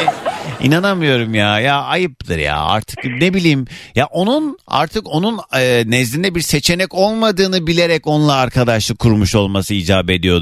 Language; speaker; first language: Turkish; native; Turkish